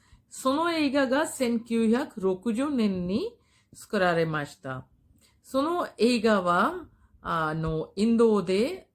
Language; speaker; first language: Japanese; non-native, fluent; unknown